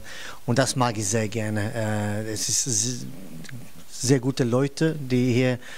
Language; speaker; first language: German; non-native, fluent; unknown